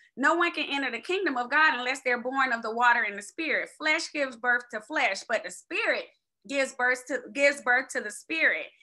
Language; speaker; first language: English; native; English